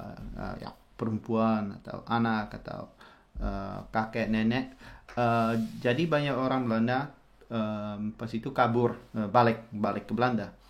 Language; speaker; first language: Indonesian; non-native, fluent; Dutch